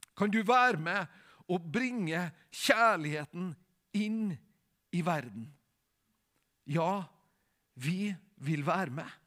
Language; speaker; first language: Norwegian; native; Norwegian